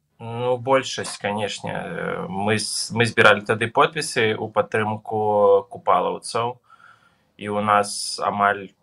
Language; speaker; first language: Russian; native; Russian